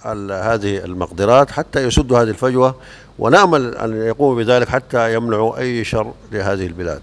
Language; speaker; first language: Arabic; native; Arabic